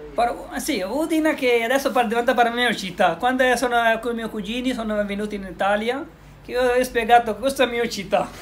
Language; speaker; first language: Italian; non-native, learner; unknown